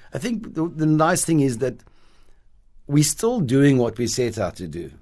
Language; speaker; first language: English; native; English